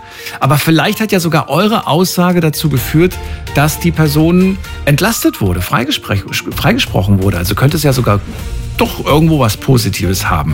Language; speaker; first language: German; native; German